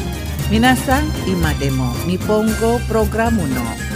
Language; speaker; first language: Japanese; non-native, fluent; Indonesian